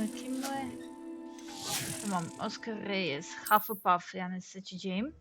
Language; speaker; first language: Turkish; non-native, learner; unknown